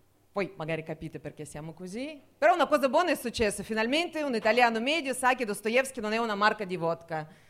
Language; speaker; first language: Italian; non-native, fluent; Russian